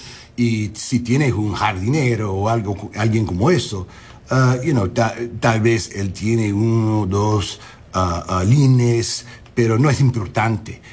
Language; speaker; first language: Spanish; non-native, learner; English